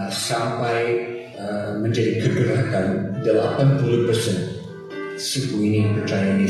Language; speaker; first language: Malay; non-native, fluent; English